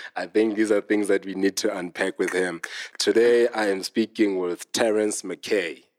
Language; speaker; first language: English; non-native, local second language; Southern Sotho